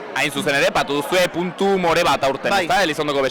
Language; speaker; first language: Basque; native; Basque